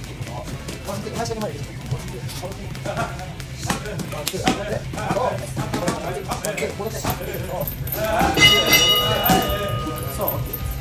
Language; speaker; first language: Japanese; native; Japanese